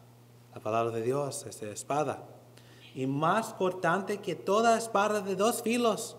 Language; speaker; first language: Spanish; non-native, learner; English